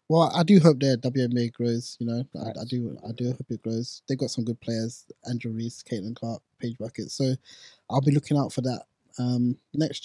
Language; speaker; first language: English; non-native, local second language; Akan